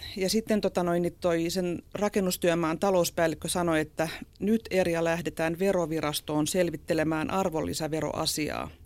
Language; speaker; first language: Finnish; native; Finnish